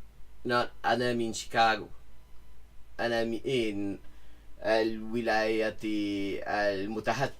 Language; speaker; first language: Arabic; non-native, learner; English